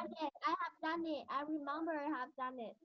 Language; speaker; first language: English; non-native, learner; Vietnamese